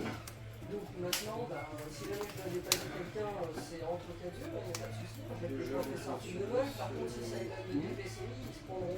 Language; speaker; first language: French; native; French